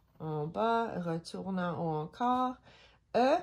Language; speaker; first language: French; non-native, learner; English